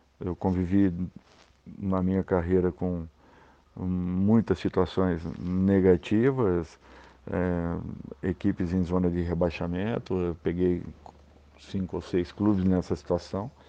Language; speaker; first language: Portuguese; native; Portuguese